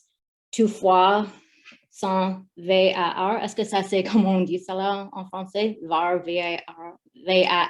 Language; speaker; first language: French; non-native, learner; English